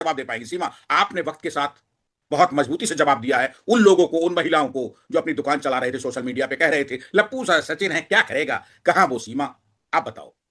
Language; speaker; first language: Hindi; native; Hindi